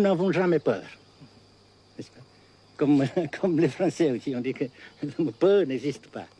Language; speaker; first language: French; non-native, local second language; Vietnamese